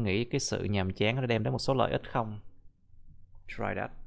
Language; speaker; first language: Vietnamese; native; Vietnamese